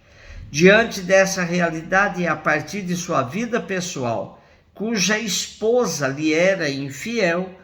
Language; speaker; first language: Portuguese; native; Portuguese